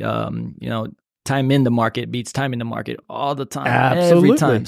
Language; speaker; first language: English; native; English